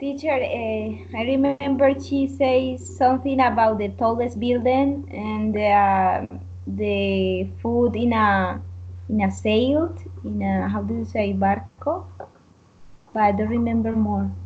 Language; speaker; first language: English; non-native, learner; Spanish